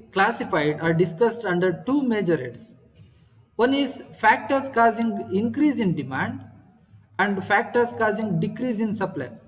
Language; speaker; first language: English; non-native, local second language; Kannada